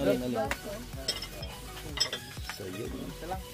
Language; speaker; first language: Filipino; native; Filipino